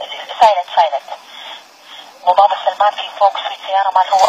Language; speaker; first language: Arabic; non-native, learner; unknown